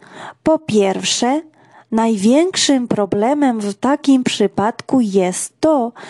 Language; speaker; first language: Polish; non-native, fluent; Georgian